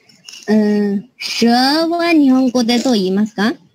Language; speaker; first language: Japanese; non-native, fluent; Chinese